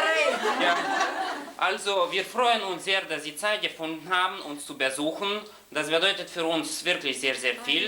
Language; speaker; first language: German; non-native, fluent; Lithuanian